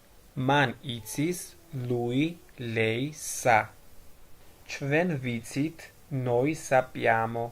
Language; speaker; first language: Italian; non-native, fluent; Georgian